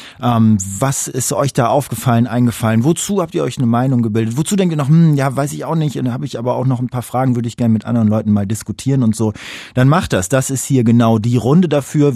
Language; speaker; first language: German; native; German